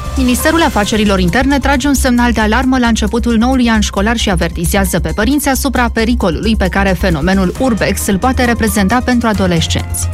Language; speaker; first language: Romanian; native; Romanian